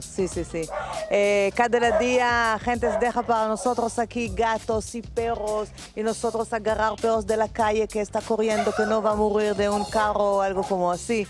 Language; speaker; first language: Spanish; non-native, learner; Hebrew